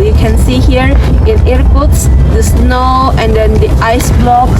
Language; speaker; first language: English; non-native, learner; Indonesian